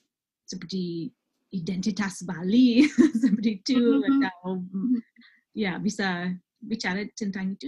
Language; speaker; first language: Indonesian; non-native, fluent; English